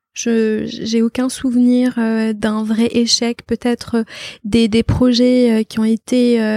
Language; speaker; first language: French; non-native, local second language; Arabic